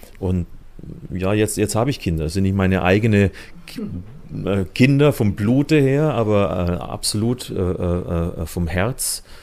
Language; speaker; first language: German; native; German